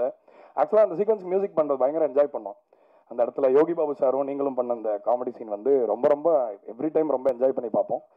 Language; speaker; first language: Tamil; native; Tamil